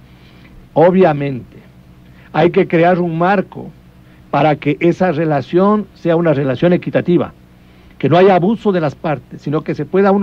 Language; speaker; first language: Spanish; native; Spanish